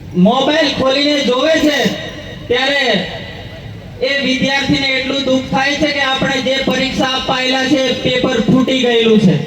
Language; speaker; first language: Gujarati; non-native, local second language; Rathawi